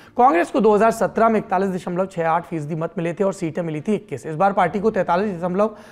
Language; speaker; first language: Hindi; native; Hindi